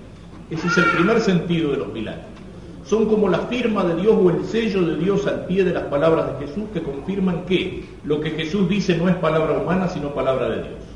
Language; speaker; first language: Spanish; native; Spanish